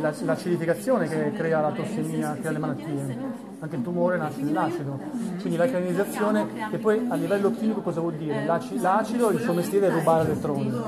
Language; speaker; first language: Italian; native; Italian